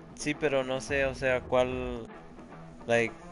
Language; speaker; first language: Spanish; early bilingual, other home language; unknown